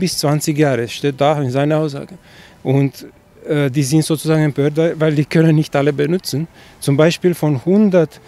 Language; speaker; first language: German; non-native, fluent; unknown